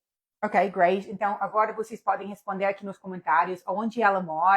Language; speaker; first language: Portuguese; non-native, fluent; English